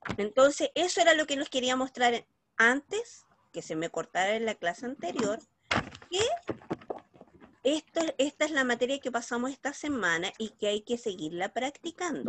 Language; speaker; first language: Spanish; native; Spanish